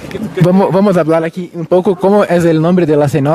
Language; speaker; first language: Spanish; non-native, learner; Portuguese